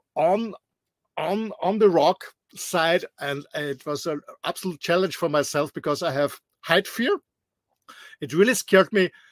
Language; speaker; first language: English; non-native, fluent; German